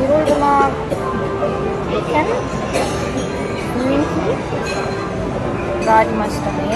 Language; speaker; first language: Japanese; non-native, fluent; German